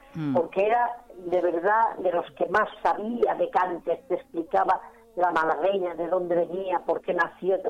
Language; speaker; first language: Spanish; native; Spanish